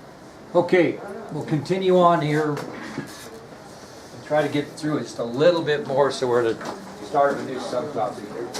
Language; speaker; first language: English; native; English